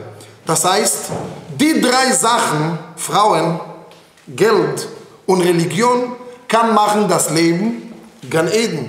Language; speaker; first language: German; non-native, fluent; Hebrew